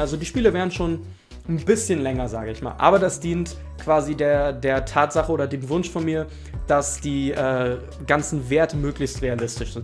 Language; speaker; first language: German; native; German